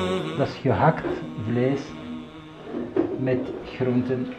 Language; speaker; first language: Dutch; non-native, learner; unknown